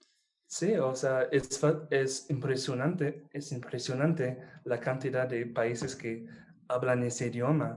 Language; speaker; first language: Spanish; non-native, fluent; English